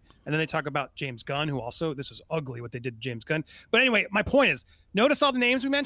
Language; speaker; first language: English; native; English